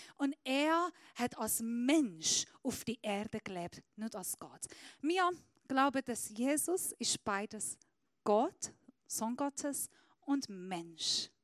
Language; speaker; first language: German; non-native, fluent; Persian